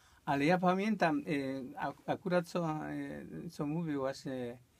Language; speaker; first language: Polish; non-native, fluent; Spanish